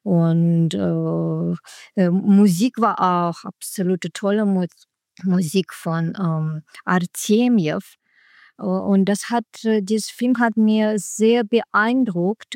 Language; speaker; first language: German; non-native, learner; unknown